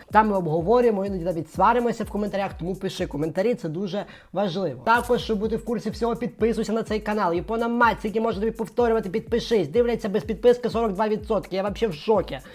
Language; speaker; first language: Ukrainian; non-native, local second language; Russian